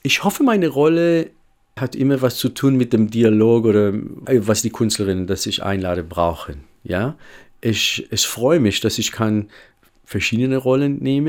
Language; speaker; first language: German; non-native, fluent; Hebrew